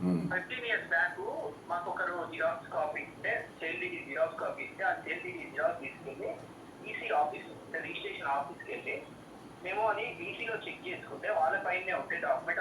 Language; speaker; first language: Telugu; native; Telugu